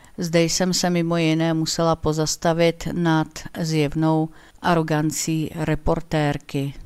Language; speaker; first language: Czech; native; Czech